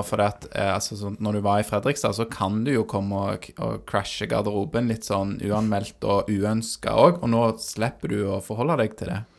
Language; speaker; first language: Norwegian; native; Norwegian